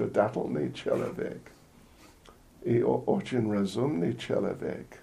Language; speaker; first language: Russian; non-native, learner; English